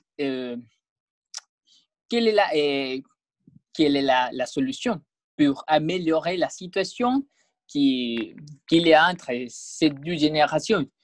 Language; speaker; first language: French; non-native, learner; Spanish